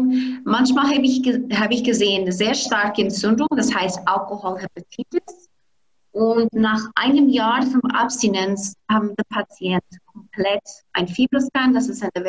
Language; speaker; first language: German; non-native, fluent; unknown